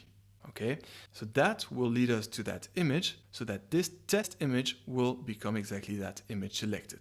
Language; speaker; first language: English; non-native, fluent; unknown